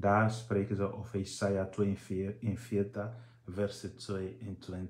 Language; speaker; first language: Dutch; non-native, fluent; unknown